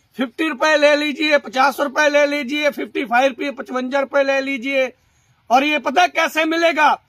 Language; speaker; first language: Hindi; non-native, local second language; Punjabi